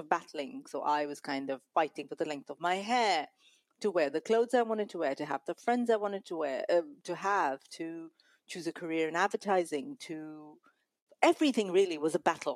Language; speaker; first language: English; non-native, local second language; Malayalam